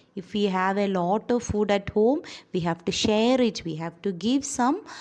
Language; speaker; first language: English; non-native, local second language; Malayalam